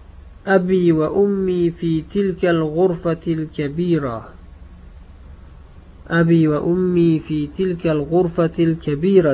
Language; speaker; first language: Arabic; non-native, fluent; Uzbek